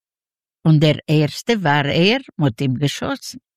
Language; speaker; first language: German; non-native, learner; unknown